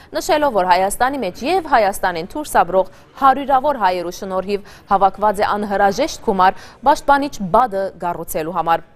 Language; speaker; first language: Armenian; early bilingual, heritage; Armenian